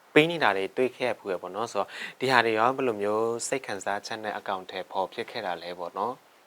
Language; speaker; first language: Burmese; non-native, local second language; Shan